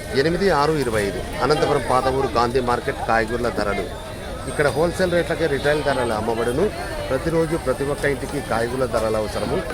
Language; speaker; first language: Telugu; native; Telugu